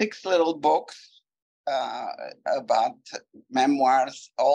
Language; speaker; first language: English; non-native, fluent; Turkish